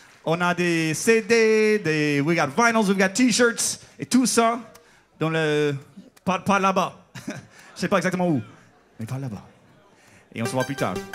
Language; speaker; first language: French; non-native, fluent; English